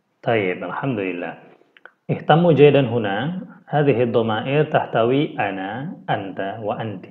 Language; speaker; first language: Arabic; non-native, fluent; Indonesian